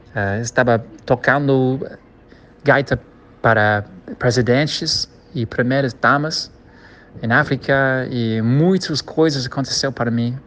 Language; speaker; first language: Portuguese; non-native, learner; English